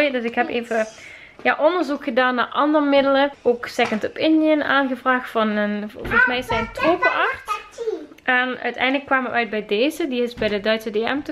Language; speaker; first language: Dutch; native; Dutch